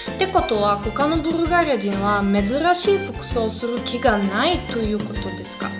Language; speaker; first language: Japanese; non-native, fluent; Bulgarian